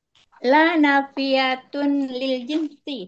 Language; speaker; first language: Arabic; non-native, learner; Indonesian